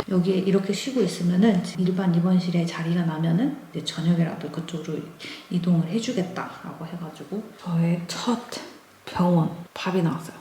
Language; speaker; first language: Korean; native; Korean